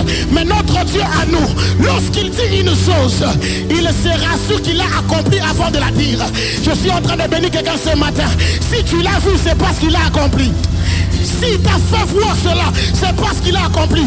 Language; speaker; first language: French; non-native, local second language; Lingala